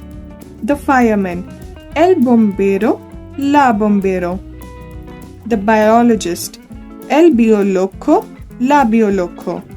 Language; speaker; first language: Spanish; non-native, learner; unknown